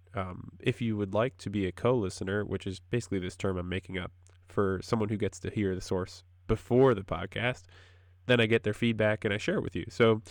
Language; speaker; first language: English; native; English